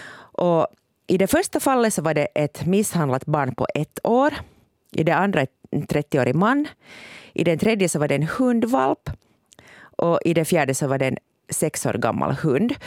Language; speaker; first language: Swedish; native; Swedish